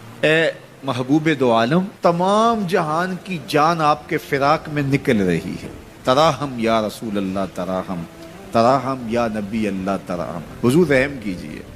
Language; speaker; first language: Urdu; non-native, local second language; Punjabi